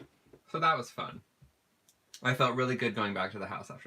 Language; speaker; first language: English; native; English